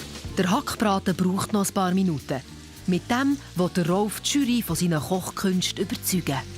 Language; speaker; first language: German; native; German